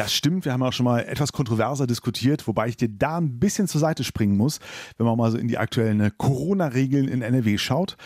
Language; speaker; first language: German; native; German